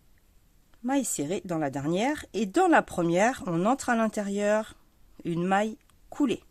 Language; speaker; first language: French; native; French